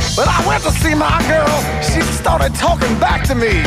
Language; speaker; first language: French; native; French